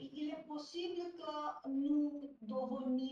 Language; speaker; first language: French; non-native, learner; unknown